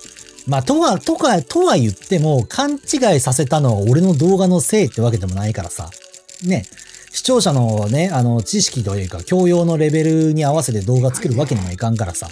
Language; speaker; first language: Japanese; native; Japanese